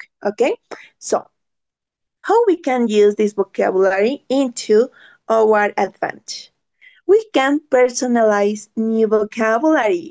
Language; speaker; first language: English; non-native, learner; Spanish